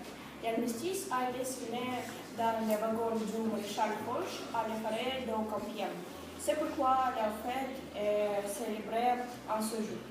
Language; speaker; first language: French; non-native, learner; Russian